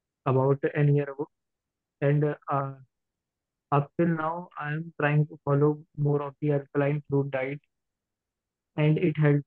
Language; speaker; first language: English; non-native, local second language; Hindi